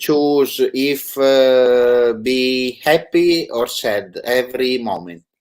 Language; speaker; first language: English; non-native, learner; Italian